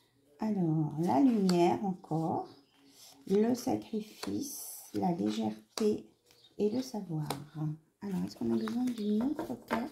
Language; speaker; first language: French; native; French